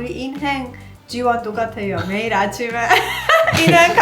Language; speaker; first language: Korean; non-native, learner; Persian